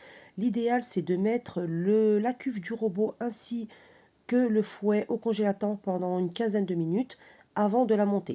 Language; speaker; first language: French; native; French